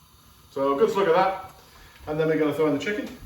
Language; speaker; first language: English; native; English